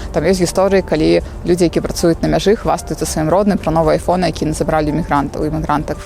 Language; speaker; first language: Belarusian; non-native, local second language; Russian